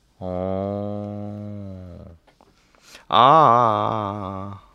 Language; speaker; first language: Chinese; non-native, learner; Korean